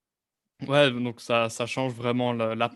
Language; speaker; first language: French; native; French